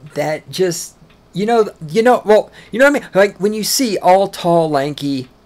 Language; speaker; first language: English; native; English